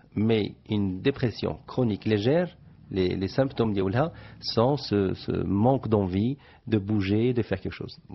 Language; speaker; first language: French; non-native, local second language; Arabic